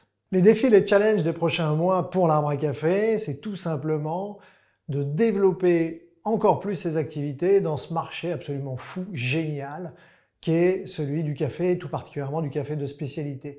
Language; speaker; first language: French; native; French